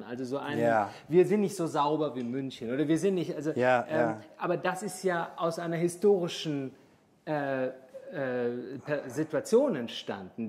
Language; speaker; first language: German; native; German